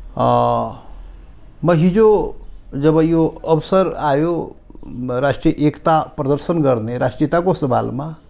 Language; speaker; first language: Nepali; non-native, local second language; Maithili